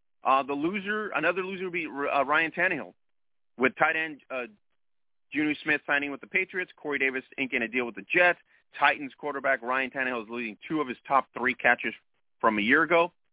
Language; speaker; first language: English; early bilingual, other home language; Spanish